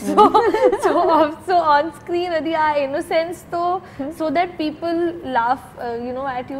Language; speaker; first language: Telugu; non-native, local second language; Punjabi